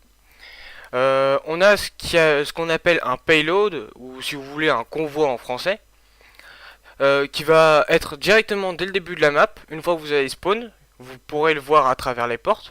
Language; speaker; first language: French; native; French